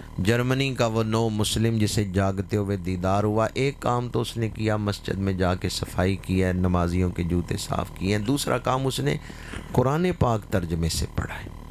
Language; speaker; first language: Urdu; non-native, local second language; Punjabi